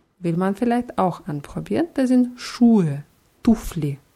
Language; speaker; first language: German; non-native, fluent; Russian